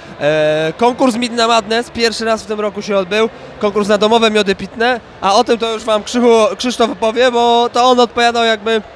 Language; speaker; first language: Polish; native; Polish